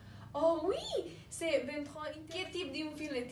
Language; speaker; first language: French; non-native, learner; Spanish